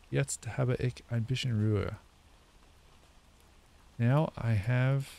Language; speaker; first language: German; non-native, learner; English